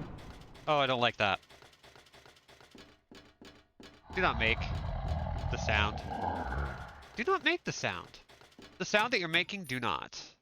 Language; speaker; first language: English; native; English